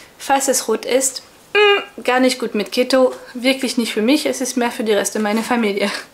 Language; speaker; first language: German; non-native, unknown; French